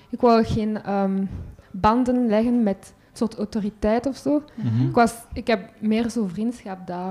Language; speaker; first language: Dutch; non-native, local second language; French